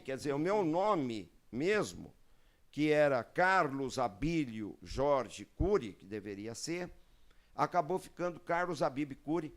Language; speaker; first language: Portuguese; early bilingual, other home language; Arabic